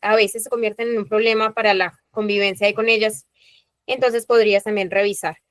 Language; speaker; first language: Spanish; native; Spanish